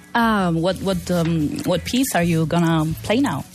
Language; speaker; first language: English; non-native, fluent; Italian